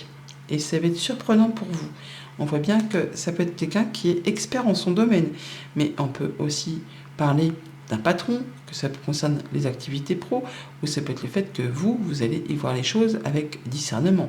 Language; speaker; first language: French; native; French